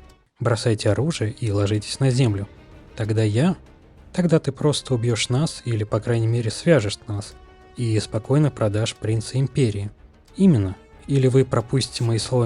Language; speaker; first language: Russian; native; Russian